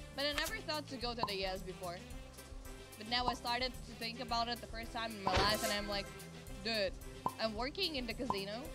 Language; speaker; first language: English; non-native, fluent; Latvian